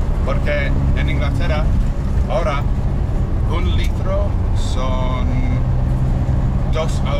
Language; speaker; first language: Spanish; non-native, learner; English